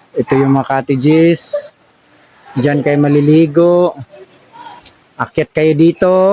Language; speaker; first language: Filipino; non-native, local second language; Cebuano